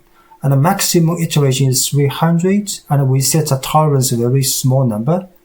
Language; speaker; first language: English; non-native, fluent; Chinese